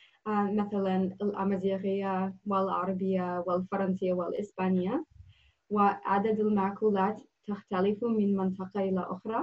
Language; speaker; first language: Arabic; non-native, learner; English